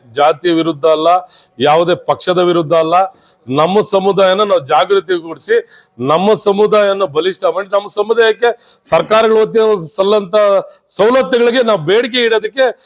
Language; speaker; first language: Kannada; non-native, local second language; Telugu